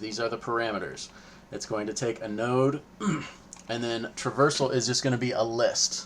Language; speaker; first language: English; native; English